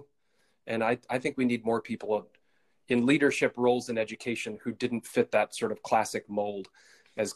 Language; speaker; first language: English; native; English